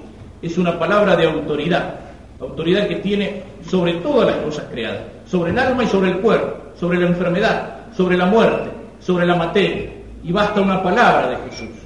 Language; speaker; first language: Spanish; native; Spanish